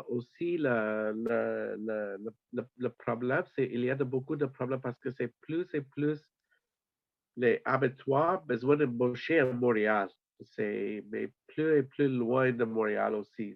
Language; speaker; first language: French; non-native, learner; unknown